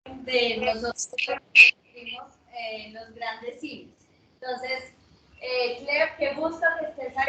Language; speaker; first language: Spanish; native; Spanish